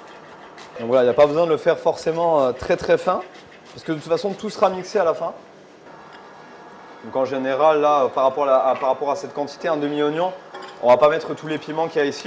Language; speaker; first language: French; native; French